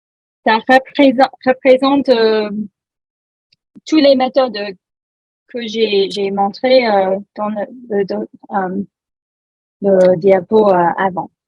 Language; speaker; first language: French; non-native, learner; English